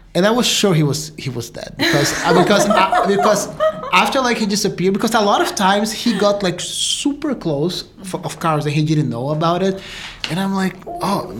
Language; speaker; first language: English; non-native, fluent; Portuguese